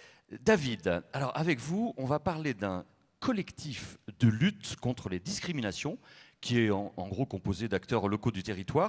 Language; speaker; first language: French; native; French